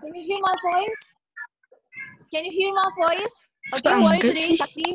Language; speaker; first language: English; non-native, fluent; Indonesian